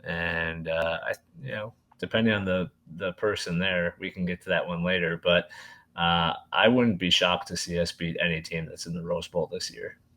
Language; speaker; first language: English; native; English